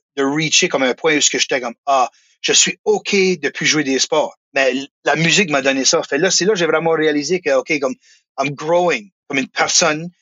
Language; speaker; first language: French; native; French